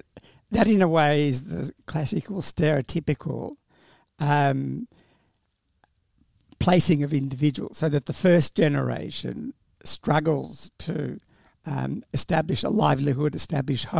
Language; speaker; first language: English; early bilingual, other home language; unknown